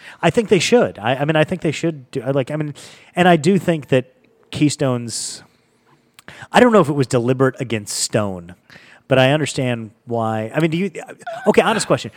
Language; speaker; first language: English; native; English